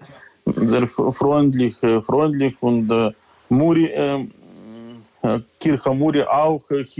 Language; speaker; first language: German; non-native, learner; Ukrainian